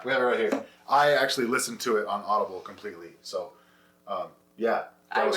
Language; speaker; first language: English; native; English